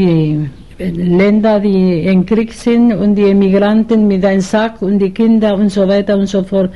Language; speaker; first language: German; non-native, fluent; Spanish